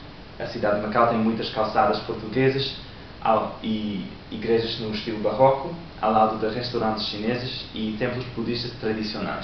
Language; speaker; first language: Portuguese; non-native, learner; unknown